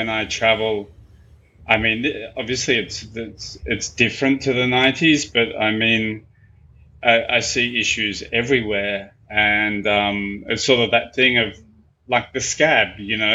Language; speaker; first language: English; native; English